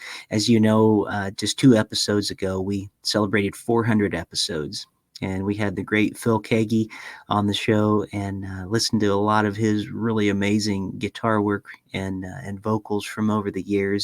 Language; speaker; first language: English; native; English